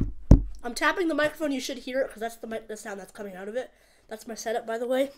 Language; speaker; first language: English; native; English